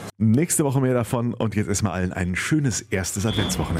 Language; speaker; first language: German; native; German